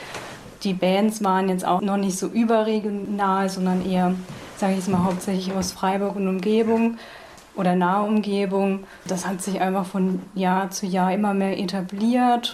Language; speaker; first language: German; native; German